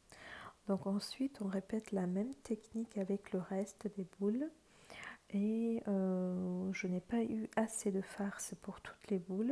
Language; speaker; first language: French; non-native, fluent; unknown